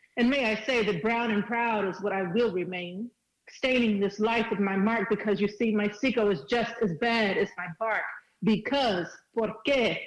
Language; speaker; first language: English; early bilingual, other home language; Spanish